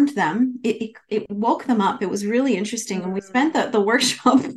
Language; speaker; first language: English; native; English